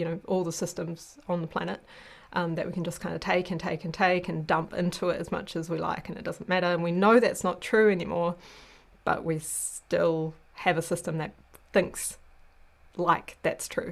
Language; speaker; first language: English; native; English